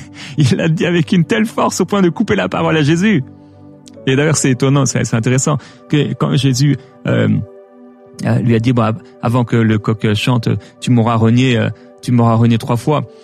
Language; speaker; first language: French; native; French